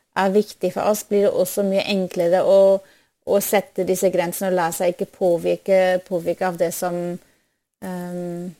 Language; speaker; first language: Norwegian; non-native, fluent; German